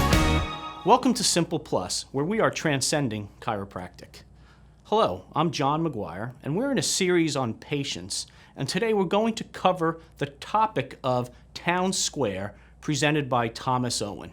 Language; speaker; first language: English; native; English